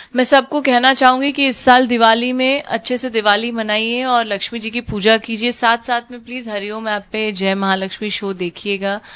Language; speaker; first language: Hindi; non-native, local second language; Bangla